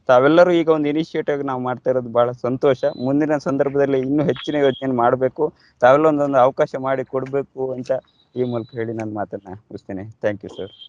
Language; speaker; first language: Kannada; native; Kannada